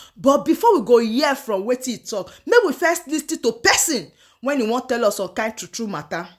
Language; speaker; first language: Nigerian Pidgin; non-native, local second language; Igbo